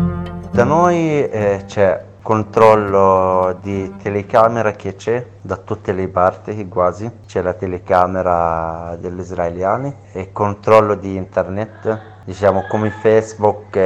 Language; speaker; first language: Italian; non-native, learner; Arabic